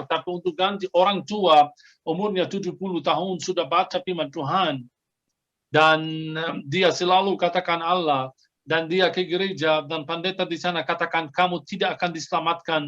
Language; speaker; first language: Indonesian; non-native, fluent; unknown